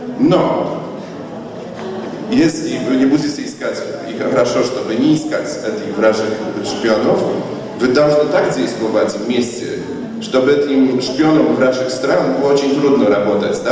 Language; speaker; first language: Polish; non-native, learner; Russian